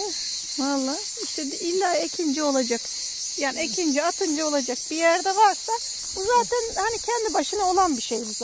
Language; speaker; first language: Turkish; native; Turkish